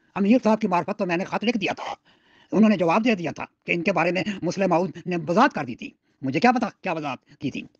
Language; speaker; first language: Urdu; non-native, local second language; Punjabi